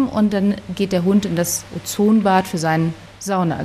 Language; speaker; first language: German; native; German